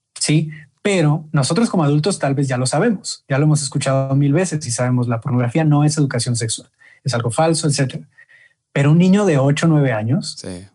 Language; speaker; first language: Spanish; native; Spanish